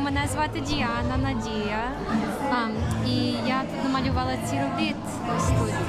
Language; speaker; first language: Ukrainian; early bilingual, heritage; Ukrainian